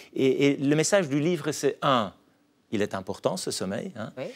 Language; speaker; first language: French; native; French